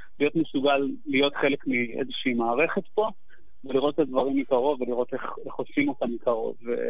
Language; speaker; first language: Hebrew; native; Hebrew